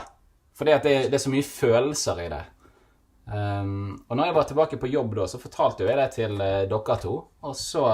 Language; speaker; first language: Norwegian; native; Norwegian